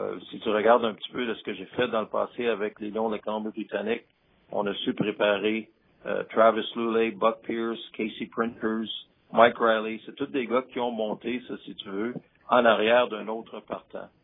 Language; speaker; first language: French; native; French